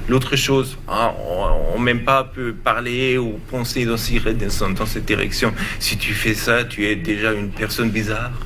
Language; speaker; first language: French; non-native, learner; German